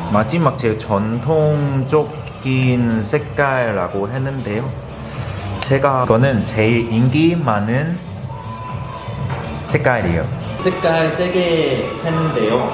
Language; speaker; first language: Korean; non-native, fluent; Cantonese